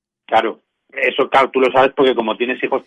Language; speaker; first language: Spanish; native; Spanish